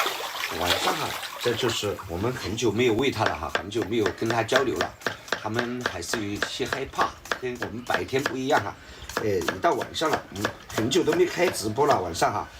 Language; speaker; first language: Chinese; native; Chinese